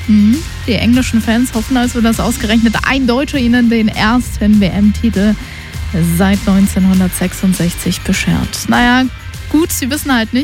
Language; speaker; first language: German; native; German